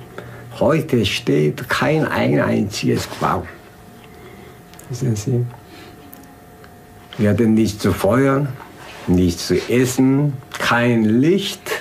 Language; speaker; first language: German; non-native, fluent; Korean